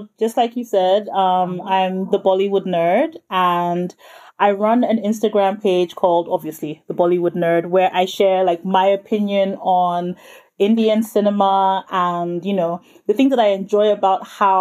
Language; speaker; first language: English; non-native, local second language; Yoruba